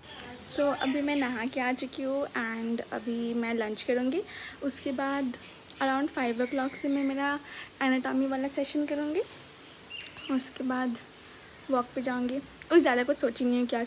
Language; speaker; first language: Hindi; non-native, local second language; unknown